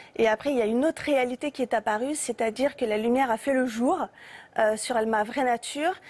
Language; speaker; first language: French; native; French